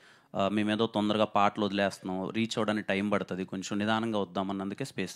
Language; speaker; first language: Telugu; native; Telugu